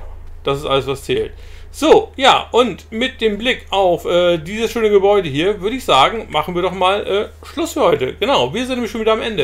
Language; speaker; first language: German; native; German